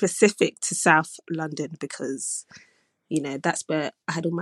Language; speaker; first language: English; native; English